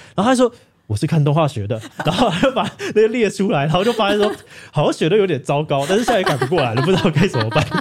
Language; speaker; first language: Chinese; native; Chinese